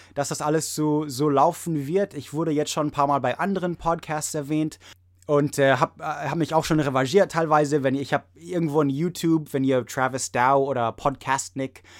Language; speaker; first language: German; non-native, fluent; English